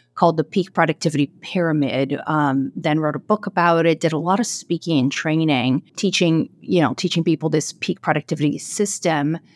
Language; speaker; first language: English; non-native, fluent; Portuguese